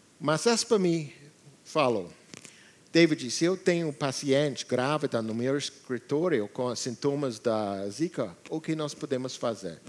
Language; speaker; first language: Portuguese; non-native, learner; English